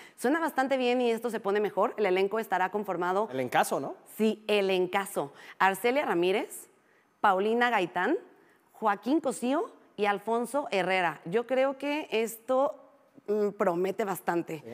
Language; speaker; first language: Spanish; native; Spanish